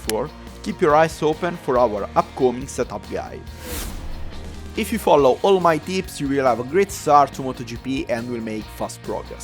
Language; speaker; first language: English; non-native, fluent; German